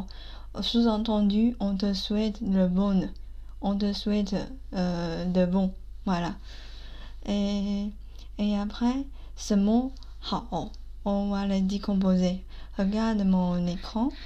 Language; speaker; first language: French; non-native, fluent; Chinese